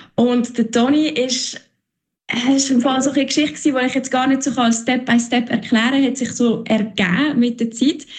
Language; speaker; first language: German; native; German